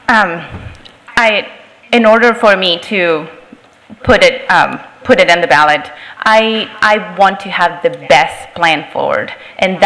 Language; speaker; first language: English; non-native, fluent; Spanish